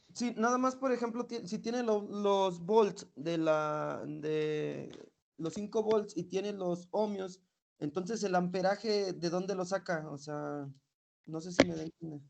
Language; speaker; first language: Spanish; native; Spanish